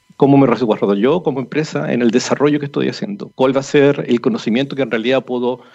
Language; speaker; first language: Spanish; native; Spanish